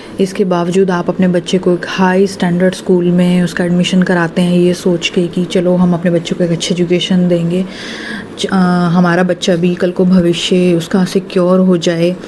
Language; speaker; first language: Hindi; native; Hindi